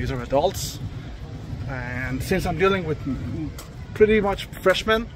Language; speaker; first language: English; non-native, fluent; Persian